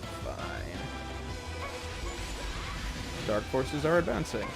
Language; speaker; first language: English; native; English